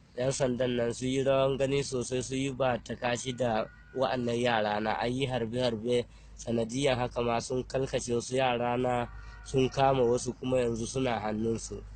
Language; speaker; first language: Hausa; non-native, local second language; Fula